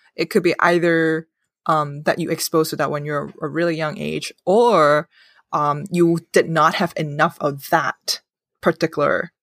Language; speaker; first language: English; non-native, local second language; Cantonese